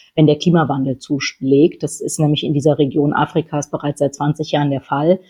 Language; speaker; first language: German; native; German